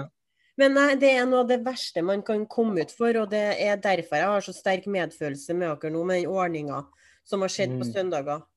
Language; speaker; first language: Norwegian; native; Norwegian